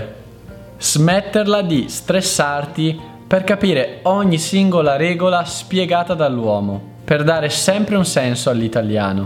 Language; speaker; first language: Italian; native; Italian